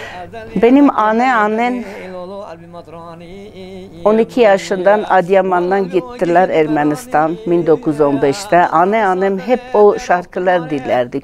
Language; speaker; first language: Turkish; non-native, learner; Armenian